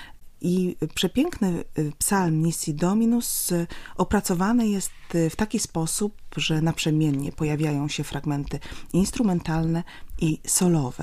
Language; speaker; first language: Polish; native; Polish